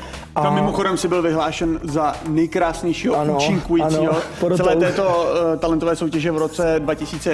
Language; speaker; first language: Czech; native; Czech